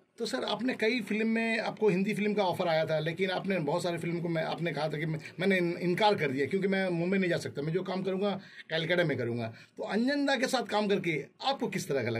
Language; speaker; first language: Hindi; native; Hindi